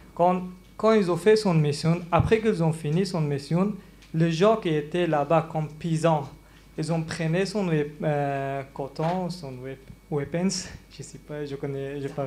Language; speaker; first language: French; non-native, learner; Persian